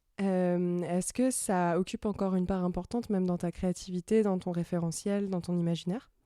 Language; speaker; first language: French; native; French